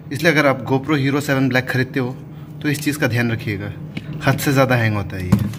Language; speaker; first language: Hindi; non-native, local second language; Adi